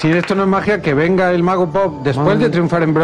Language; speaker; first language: Spanish; native; Spanish